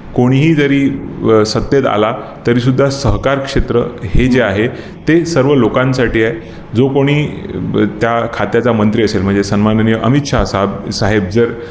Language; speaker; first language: Marathi; native; Marathi